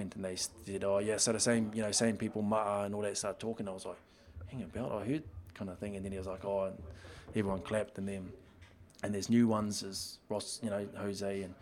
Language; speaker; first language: English; native; English